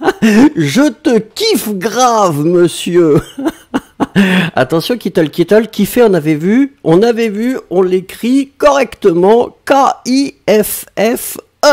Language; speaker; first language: French; native; French